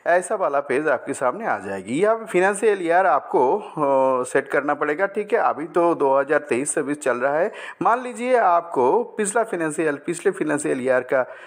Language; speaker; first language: Hindi; non-native, local second language; Bangla